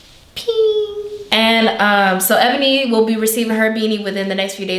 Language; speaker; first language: English; native; English